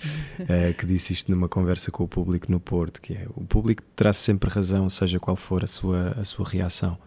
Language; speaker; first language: Portuguese; native; Portuguese